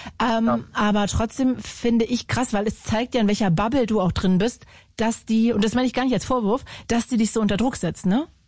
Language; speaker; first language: German; native; German